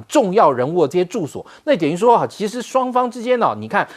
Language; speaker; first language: Chinese; native; Chinese